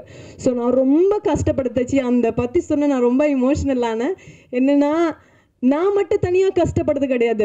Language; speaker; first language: Tamil; non-native, fluent; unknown